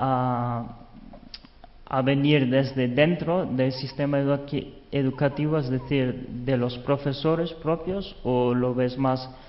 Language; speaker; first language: Spanish; non-native, fluent; German